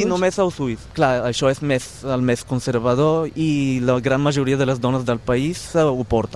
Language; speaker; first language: Catalan; non-native, fluent; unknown